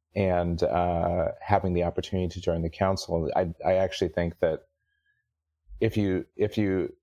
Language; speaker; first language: English; native; English